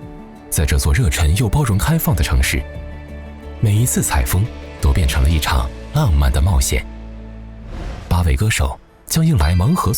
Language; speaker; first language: Chinese; native; Chinese